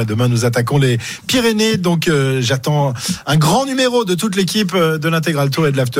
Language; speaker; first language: French; native; French